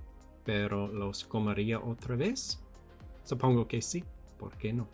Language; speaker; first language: Spanish; non-native, learner; English